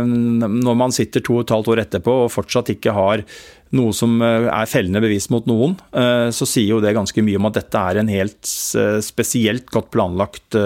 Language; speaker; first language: Norwegian; native; Norwegian